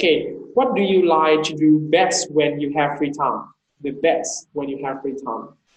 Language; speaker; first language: English; non-native, fluent; Vietnamese